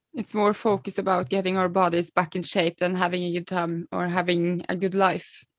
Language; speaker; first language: English; non-native, fluent; Norwegian